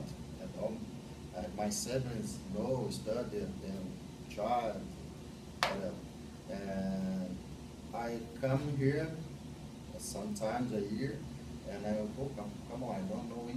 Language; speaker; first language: English; non-native, learner; Portuguese